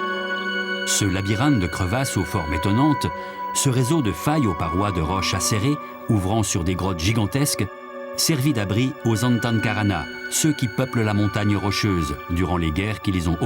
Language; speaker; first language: French; native; French